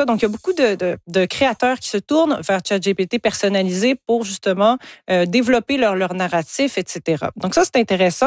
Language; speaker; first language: French; native; French